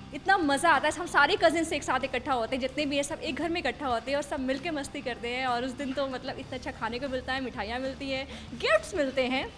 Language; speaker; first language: Hindi; native; Hindi